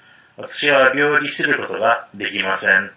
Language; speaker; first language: Japanese; non-native, fluent; English